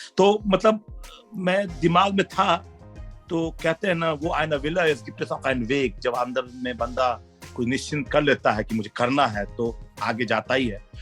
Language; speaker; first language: Hindi; native; Hindi